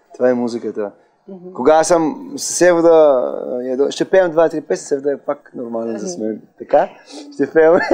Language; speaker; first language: Bulgarian; non-native, learner; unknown